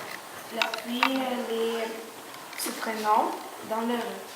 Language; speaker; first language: French; non-native, learner; Ukrainian